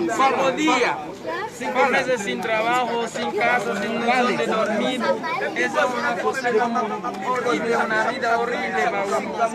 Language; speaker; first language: Spanish; non-native, learner; Haitian Creole